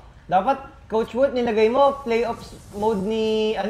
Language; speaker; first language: Filipino; native; Filipino